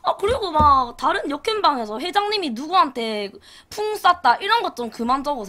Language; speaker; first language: Korean; native; Korean